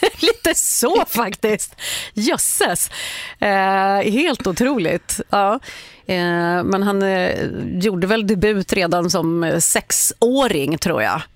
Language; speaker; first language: Swedish; native; Swedish